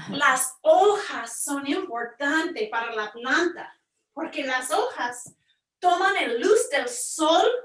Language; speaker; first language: Spanish; non-native, fluent; English